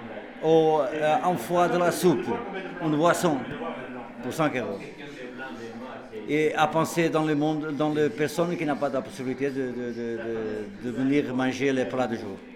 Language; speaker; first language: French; non-native, learner; Portuguese